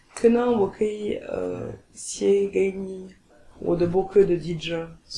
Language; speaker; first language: Chinese; non-native, learner; French